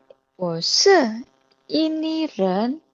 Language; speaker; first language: Chinese; non-native, learner; Indonesian